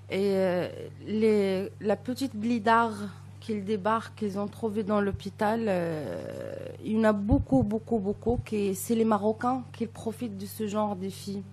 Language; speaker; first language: French; non-native, local second language; Arabic